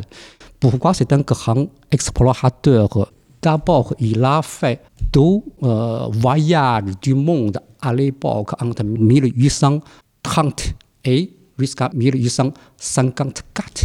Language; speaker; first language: French; non-native, fluent; Chinese